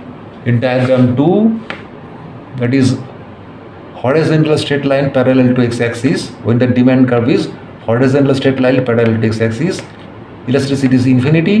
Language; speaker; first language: English; non-native, local second language; Bangla